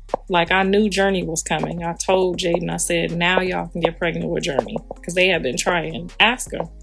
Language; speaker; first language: English; native; English